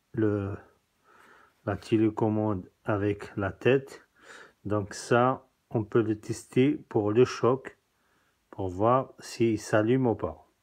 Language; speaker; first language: French; non-native, local second language; Kabyle